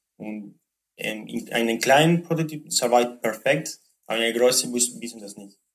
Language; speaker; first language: German; non-native, learner; Spanish